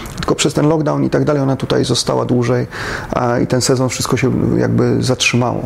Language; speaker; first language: Polish; native; Polish